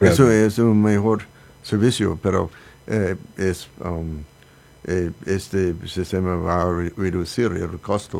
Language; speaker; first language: Spanish; non-native, learner; English